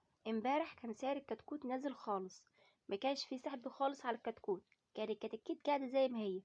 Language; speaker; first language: Arabic; native; Arabic